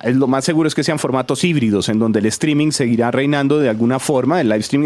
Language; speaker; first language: Spanish; native; Spanish